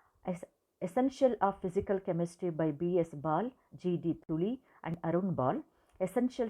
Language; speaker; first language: English; non-native, local second language; Kannada